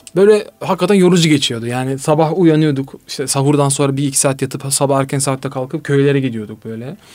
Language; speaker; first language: Turkish; native; Turkish